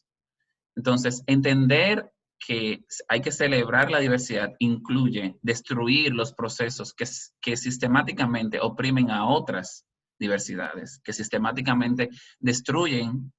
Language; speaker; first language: Spanish; native; Spanish